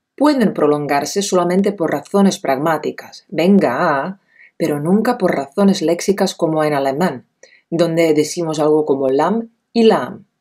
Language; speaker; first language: Spanish; non-native, fluent; Czech